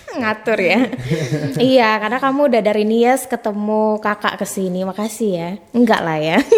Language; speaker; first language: Indonesian; native; Indonesian